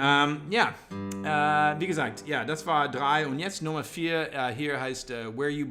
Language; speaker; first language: German; non-native, learner; English